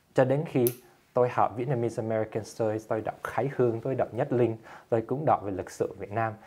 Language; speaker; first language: Vietnamese; early bilingual, heritage; Vietnamese